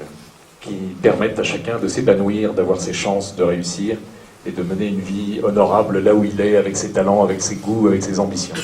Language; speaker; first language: French; native; French